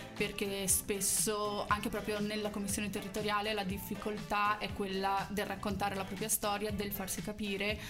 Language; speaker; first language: Italian; early bilingual, other home language; Arabic